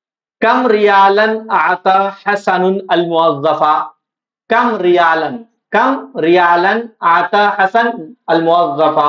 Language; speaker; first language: Arabic; non-native, fluent; Urdu